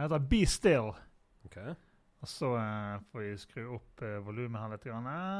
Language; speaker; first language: Norwegian; native; Norwegian